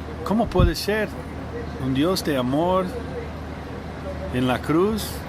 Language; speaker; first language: Spanish; non-native, learner; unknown